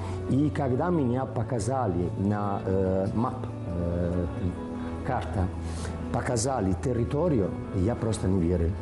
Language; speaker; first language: Russian; non-native, learner; Italian